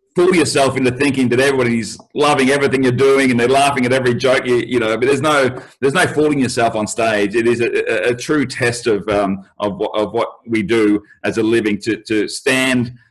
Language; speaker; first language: English; native; English